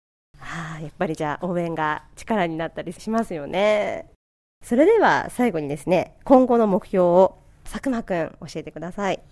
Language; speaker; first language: Japanese; native; Japanese